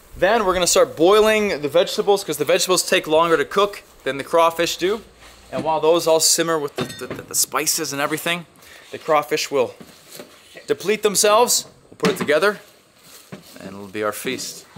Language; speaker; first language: English; native; English